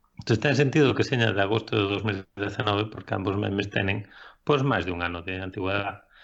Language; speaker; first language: Galician; non-native, local second language; Spanish